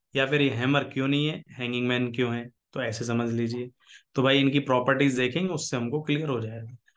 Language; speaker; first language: Hindi; native; Hindi